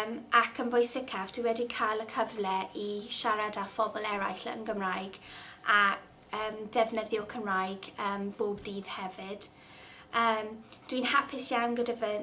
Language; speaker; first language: Welsh; non-native, local second language; English